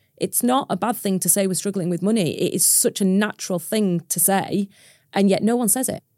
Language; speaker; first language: English; native; English